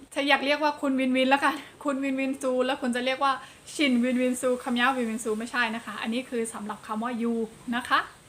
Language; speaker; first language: Thai; non-native, fluent; Burmese